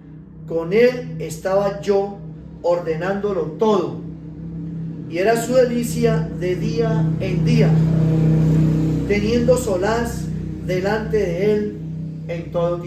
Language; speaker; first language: Spanish; native; Spanish